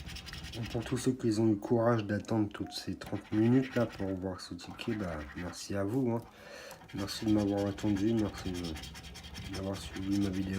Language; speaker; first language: French; native; French